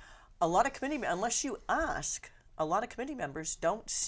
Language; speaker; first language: English; native; English